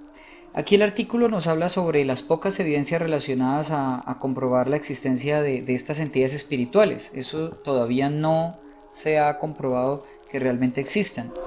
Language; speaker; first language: Spanish; native; Spanish